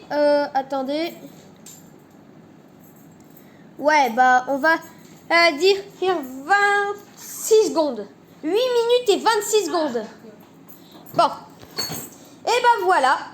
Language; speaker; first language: French; native; French